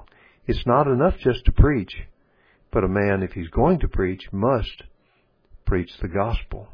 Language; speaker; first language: English; native; English